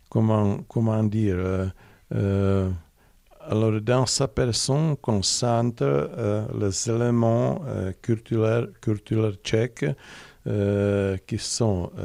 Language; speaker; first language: French; non-native, learner; Czech